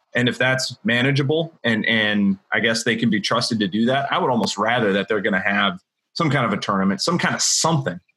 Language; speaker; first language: English; native; English